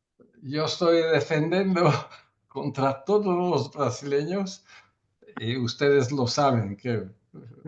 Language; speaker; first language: Spanish; non-native, learner; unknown